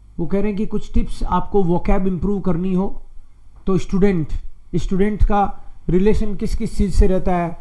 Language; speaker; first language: Hindi; native; Hindi